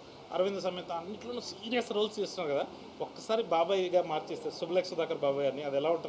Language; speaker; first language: Telugu; native; Telugu